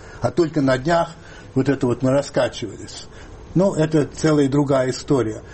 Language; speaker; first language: Russian; non-native, fluent; French